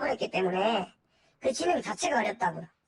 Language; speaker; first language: Korean; native; Korean